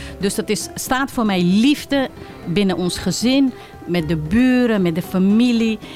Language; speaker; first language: Dutch; early bilingual, other home language; Caribbean Hindustani